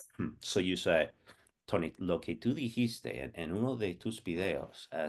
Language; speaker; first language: Spanish; non-native, fluent; English